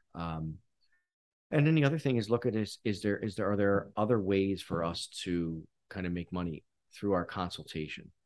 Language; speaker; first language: English; native; English